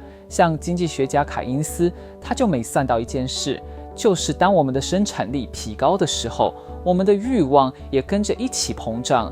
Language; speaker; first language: Chinese; native; Chinese